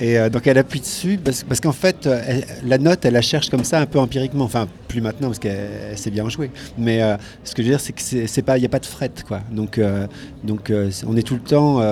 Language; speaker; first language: French; native; French